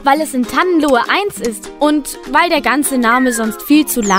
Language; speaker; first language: German; native; German